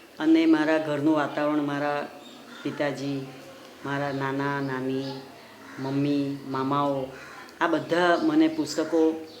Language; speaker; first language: Gujarati; native; Gujarati